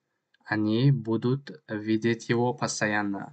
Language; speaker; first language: Russian; non-native, learner; Tajik